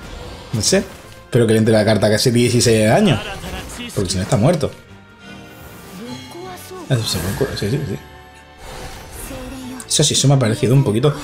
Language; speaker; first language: Spanish; native; Spanish